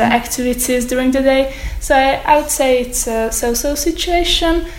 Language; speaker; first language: English; non-native, fluent; Hungarian